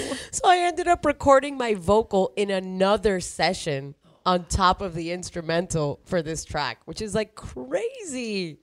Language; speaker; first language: English; early bilingual, other home language; Spanish